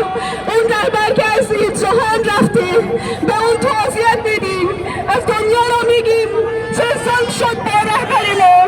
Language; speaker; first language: Persian; non-native, learner; Urdu